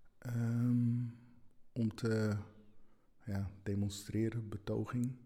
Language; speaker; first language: Dutch; early bilingual, other home language; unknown